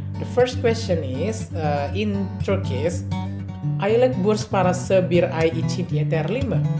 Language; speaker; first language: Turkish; non-native, learner; Indonesian